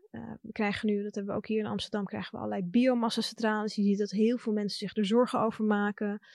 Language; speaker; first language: Dutch; early bilingual, other home language; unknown